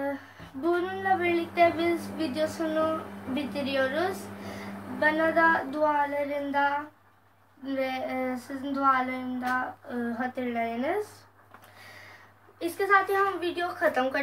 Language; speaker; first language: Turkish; non-native, learner; Urdu